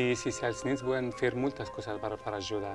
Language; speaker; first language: Catalan; non-native, local second language; Spanish